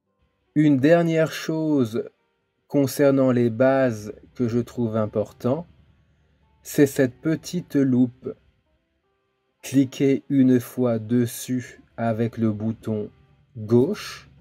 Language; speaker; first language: French; native; French